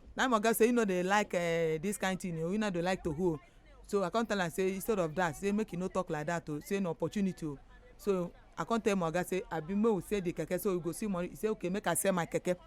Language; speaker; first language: Nigerian Pidgin; non-native, local second language; Igbo